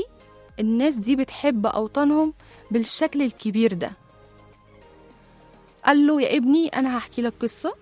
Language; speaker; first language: Arabic; native; Arabic